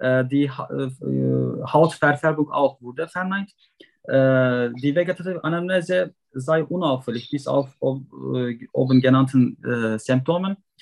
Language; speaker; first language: German; non-native, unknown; Turkish